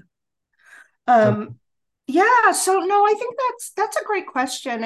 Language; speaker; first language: English; native; English